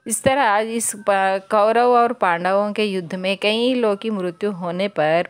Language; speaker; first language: Hindi; non-native, local second language; Telugu